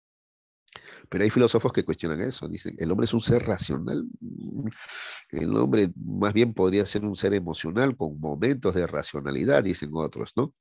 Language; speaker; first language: Spanish; native; Spanish